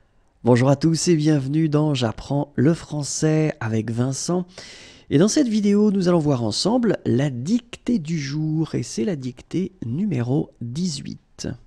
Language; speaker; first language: French; native; French